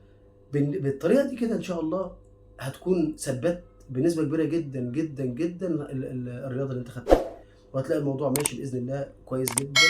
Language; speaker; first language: Arabic; native; Arabic